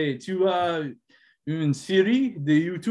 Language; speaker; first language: French; non-native, learner; English